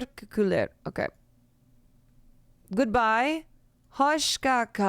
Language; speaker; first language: Turkish; non-native, learner; English